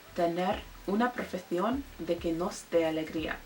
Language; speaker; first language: Spanish; non-native, learner; English